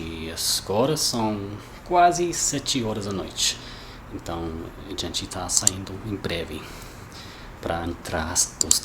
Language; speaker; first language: Portuguese; non-native, learner; English